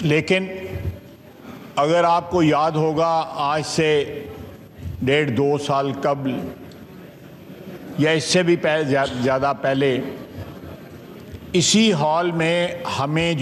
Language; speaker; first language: Urdu; non-native, local second language; Punjabi